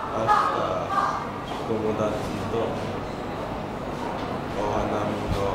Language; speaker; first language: Japanese; non-native, learner; Chinese